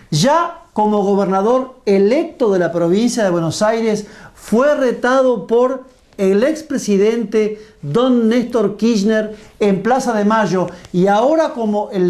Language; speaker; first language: Spanish; native; Spanish